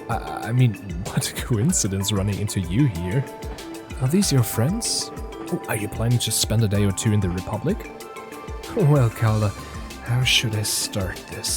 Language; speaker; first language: English; non-native, fluent; German